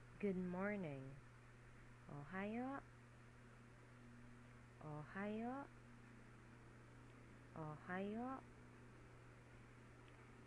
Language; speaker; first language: Japanese; non-native, learner; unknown